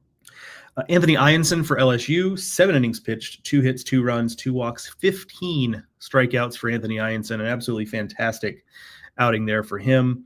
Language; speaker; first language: English; native; English